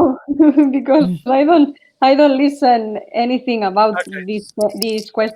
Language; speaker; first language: English; non-native, learner; Spanish